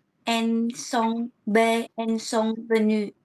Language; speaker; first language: French; non-native, learner; Vietnamese